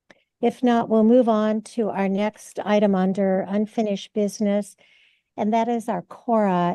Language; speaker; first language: English; native; English